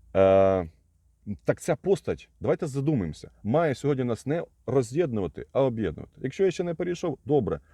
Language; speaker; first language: Ukrainian; non-native, local second language; Russian